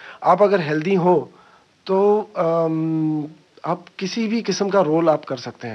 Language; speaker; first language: Hindi; non-native, local second language; Marathi